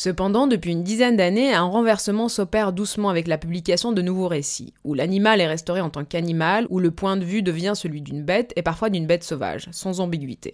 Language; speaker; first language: French; native; French